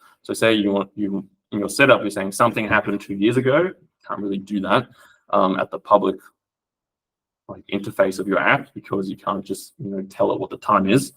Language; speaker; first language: English; native; English